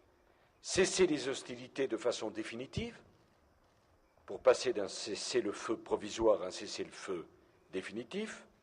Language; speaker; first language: French; native; French